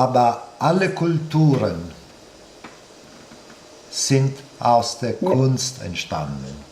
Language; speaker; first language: German; non-native, fluent; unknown